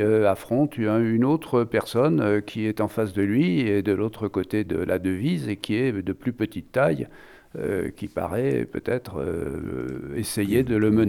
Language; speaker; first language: French; native; French